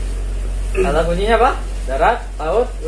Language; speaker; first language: Indonesian; native; Indonesian